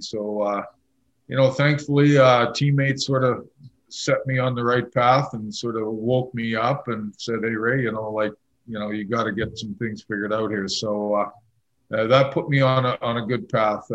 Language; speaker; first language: English; native; English